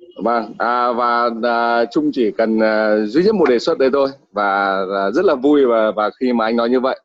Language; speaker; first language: Vietnamese; native; Vietnamese